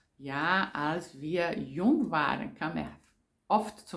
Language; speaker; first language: German; non-native, fluent; Portuguese